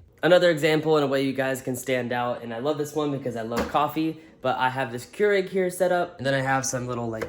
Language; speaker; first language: English; native; English